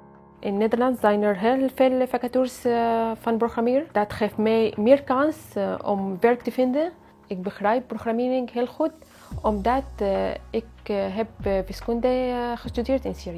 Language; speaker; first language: Dutch; non-native, learner; Arabic